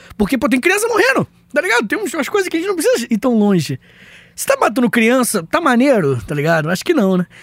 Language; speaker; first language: Portuguese; native; Portuguese